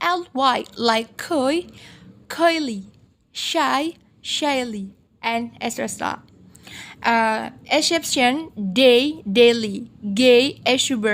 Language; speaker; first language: English; non-native, learner; Indonesian